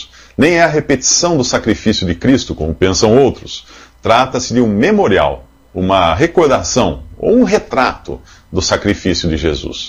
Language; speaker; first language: Portuguese; native; Portuguese